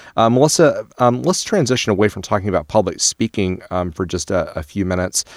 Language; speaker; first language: English; native; English